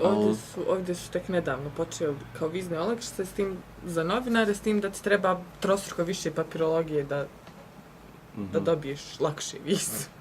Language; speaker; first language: Croatian; native; Croatian